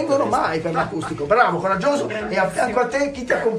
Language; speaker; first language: Italian; native; Italian